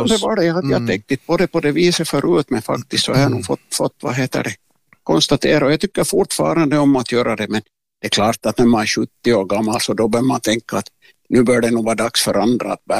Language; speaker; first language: Swedish; native; Swedish